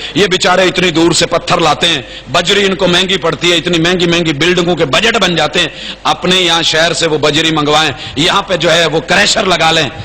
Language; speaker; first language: Urdu; non-native, local second language; Punjabi